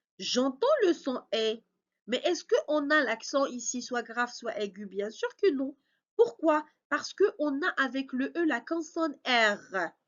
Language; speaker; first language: French; non-native, local second language; Arabic